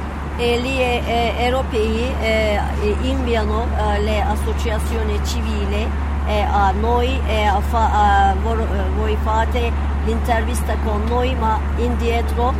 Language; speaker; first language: Italian; non-native, fluent; Turkish